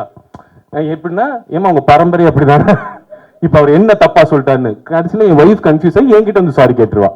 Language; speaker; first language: Tamil; native; Tamil